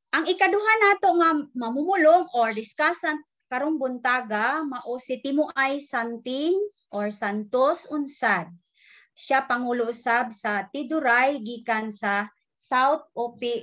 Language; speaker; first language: Cebuano; non-native, local second language; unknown